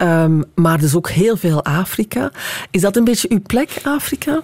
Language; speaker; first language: Dutch; native; Dutch